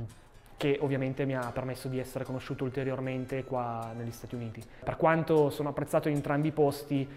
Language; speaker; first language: Italian; native; Italian